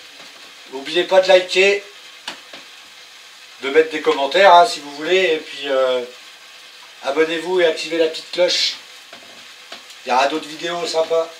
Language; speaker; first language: French; native; French